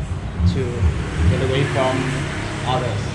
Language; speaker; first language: English; non-native, learner; Vietnamese